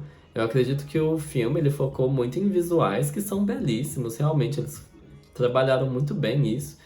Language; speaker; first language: Portuguese; native; Portuguese